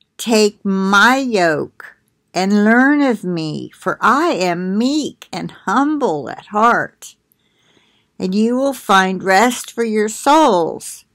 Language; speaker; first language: English; native; English